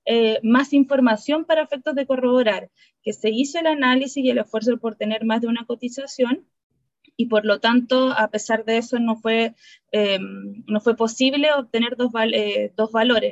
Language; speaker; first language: Spanish; native; Spanish